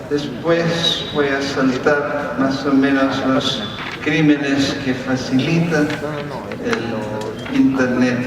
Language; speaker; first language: Spanish; non-native, fluent; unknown